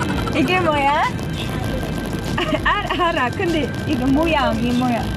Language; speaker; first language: Korean; non-native, learner; Filipino